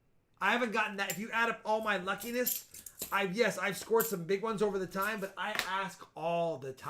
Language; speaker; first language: English; native; English